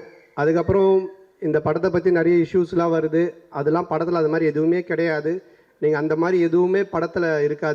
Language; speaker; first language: Tamil; native; Tamil